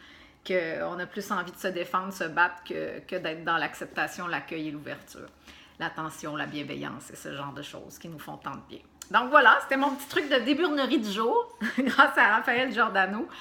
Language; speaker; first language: French; native; French